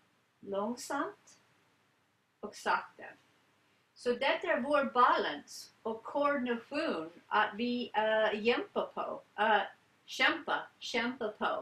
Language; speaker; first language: Swedish; non-native, learner; English